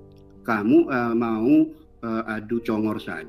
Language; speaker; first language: Indonesian; native; Indonesian